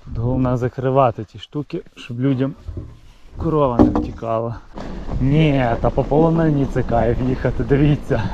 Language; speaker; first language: Ukrainian; native; Ukrainian